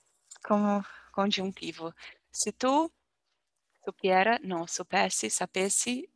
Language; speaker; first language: Italian; non-native, learner; Portuguese